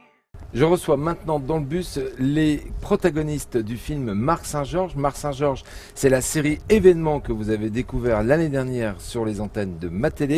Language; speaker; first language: French; native; French